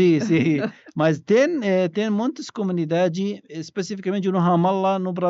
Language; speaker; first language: Portuguese; non-native, learner; Arabic